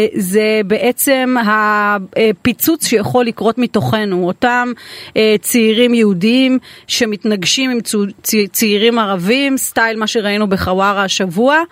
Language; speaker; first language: Hebrew; native; Hebrew